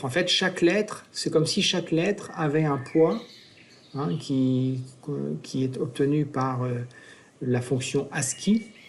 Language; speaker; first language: French; native; French